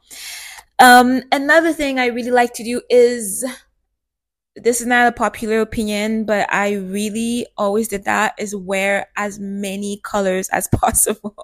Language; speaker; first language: English; native; English